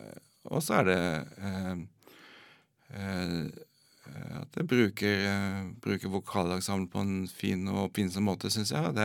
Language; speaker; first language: Norwegian; native; Norwegian